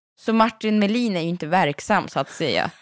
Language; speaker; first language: Swedish; native; Swedish